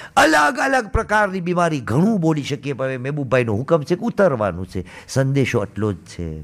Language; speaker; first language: Gujarati; early bilingual, heritage; Gujarati